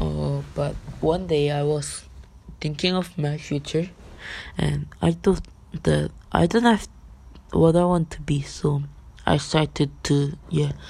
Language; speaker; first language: English; non-native, learner; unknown